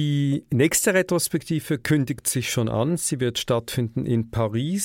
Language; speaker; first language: German; native; German